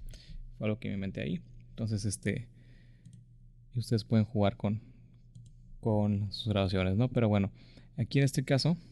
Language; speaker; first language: Spanish; native; Spanish